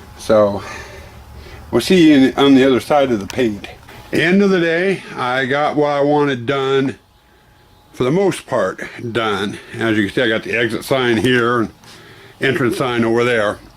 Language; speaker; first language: English; native; English